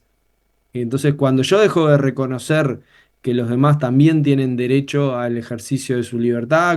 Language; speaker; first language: Spanish; native; Spanish